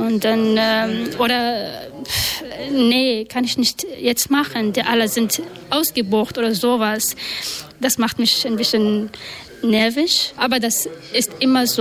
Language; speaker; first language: German; non-native, learner; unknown